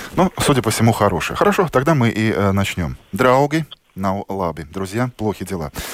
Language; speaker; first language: Russian; native; Russian